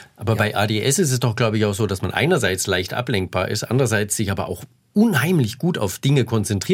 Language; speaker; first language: German; native; German